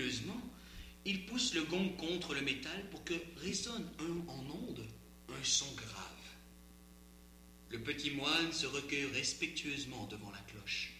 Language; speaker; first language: French; native; French